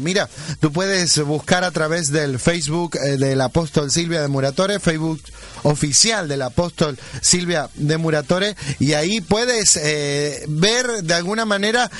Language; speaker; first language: Spanish; native; Spanish